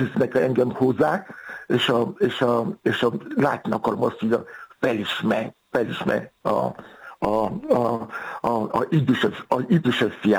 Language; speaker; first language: Hungarian; non-native, fluent; Yoruba